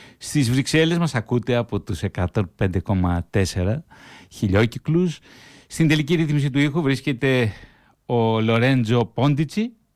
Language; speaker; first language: Greek; native; Greek